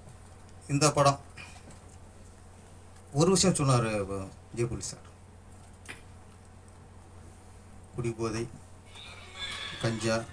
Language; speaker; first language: Tamil; native; Tamil